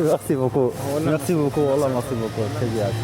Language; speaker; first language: French; non-native, learner; Arabic